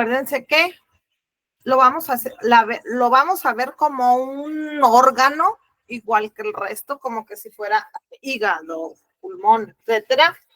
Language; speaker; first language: Spanish; native; Spanish